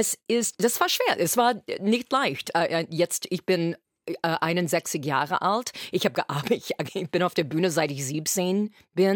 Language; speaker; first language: German; non-native, fluent; English